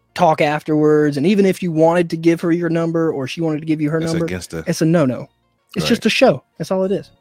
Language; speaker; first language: English; native; English